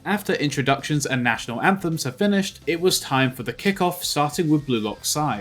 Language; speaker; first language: English; native; English